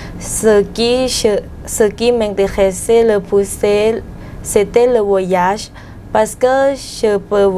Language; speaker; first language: French; non-native, learner; Thai